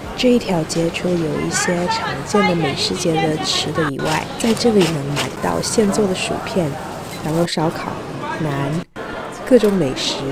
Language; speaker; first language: Chinese; early bilingual, other home language; English